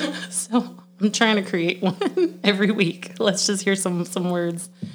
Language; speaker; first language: English; early bilingual, other home language; Spanish